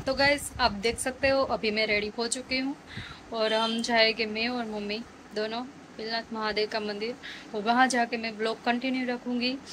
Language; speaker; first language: Hindi; non-native, local second language; Gujarati